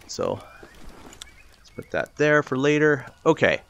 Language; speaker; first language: English; native; English